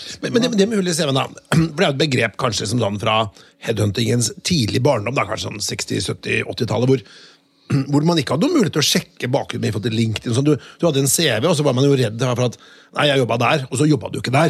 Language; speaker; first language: Norwegian; native; Norwegian